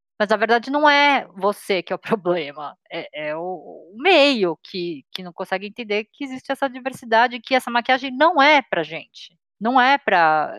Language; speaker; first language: Portuguese; native; Portuguese